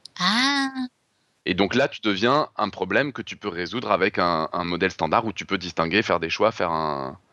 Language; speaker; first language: French; native; French